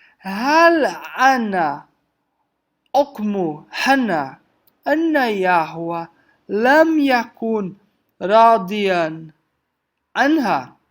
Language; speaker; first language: Arabic; non-native, fluent; Portuguese